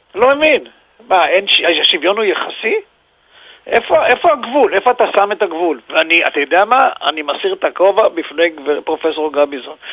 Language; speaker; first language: Hebrew; native; Hebrew